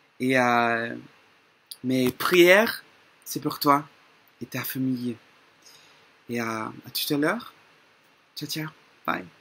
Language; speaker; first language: French; non-native, learner; English